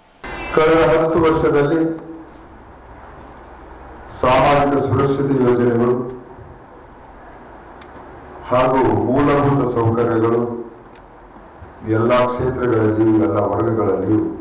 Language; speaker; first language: Kannada; native; Kannada